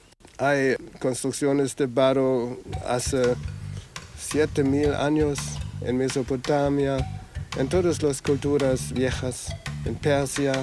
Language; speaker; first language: Spanish; non-native, fluent; German